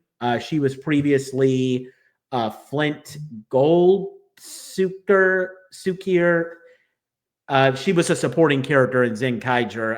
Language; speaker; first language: English; native; English